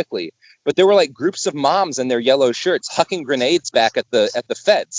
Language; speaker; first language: English; native; English